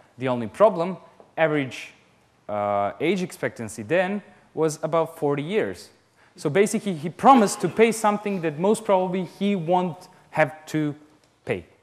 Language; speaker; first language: English; non-native, fluent; Serbian